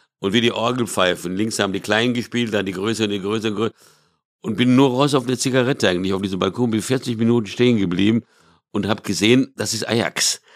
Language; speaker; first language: German; early bilingual, other home language; Hungarian